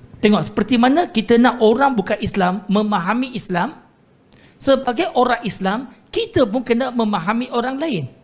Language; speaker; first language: Malay; non-native, local second language; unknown